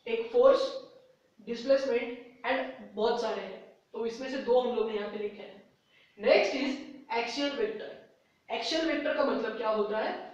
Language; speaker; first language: Hindi; native; Hindi